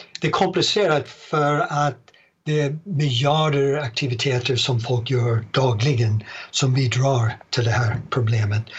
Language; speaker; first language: Swedish; non-native, fluent; English